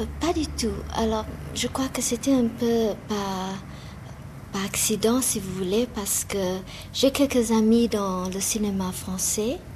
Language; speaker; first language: French; non-native, fluent; English